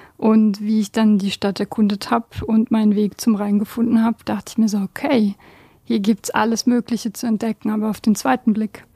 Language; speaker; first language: German; early bilingual, other home language; Bosnian